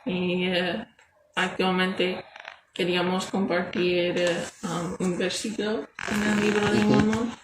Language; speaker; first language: Spanish; non-native, learner; English